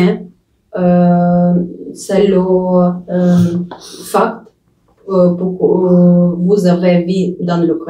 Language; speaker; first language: French; non-native, learner; Russian